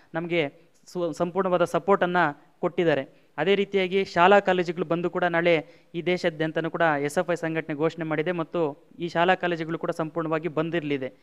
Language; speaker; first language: Kannada; native; Kannada